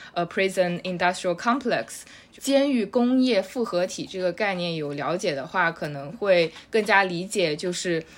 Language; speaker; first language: Chinese; native; Chinese